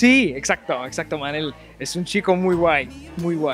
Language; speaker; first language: Spanish; non-native, fluent; German